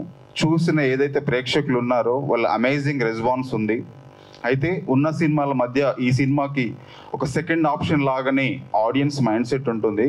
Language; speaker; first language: Telugu; native; Telugu